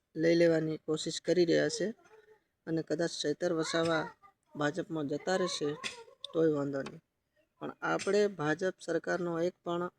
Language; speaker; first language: Gujarati; non-native, local second language; Bhili